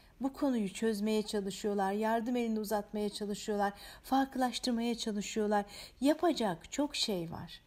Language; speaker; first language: Turkish; native; Turkish